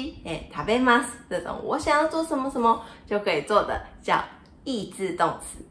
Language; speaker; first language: Chinese; non-native, fluent; Japanese